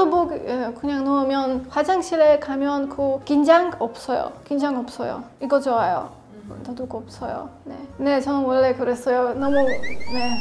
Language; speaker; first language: Korean; non-native, learner; Polish